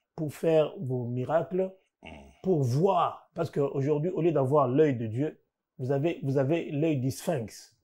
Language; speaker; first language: French; non-native, local second language; Lingala